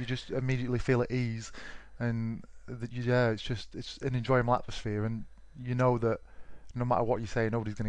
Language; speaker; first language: English; native; English